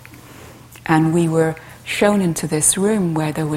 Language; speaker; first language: English; native; English